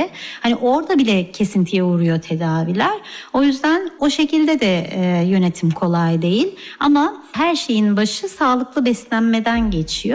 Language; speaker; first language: Turkish; native; Turkish